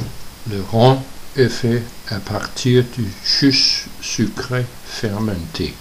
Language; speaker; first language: French; non-native, learner; Danish